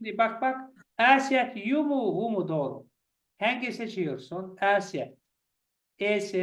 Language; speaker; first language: Turkish; non-native, learner; Chechen